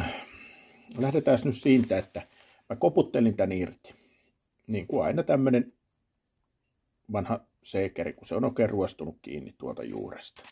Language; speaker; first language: Finnish; native; Finnish